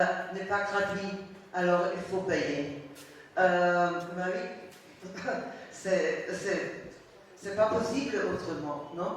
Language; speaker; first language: French; non-native, fluent; German